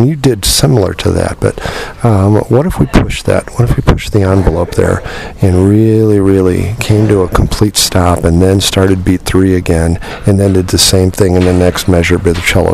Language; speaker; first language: English; native; English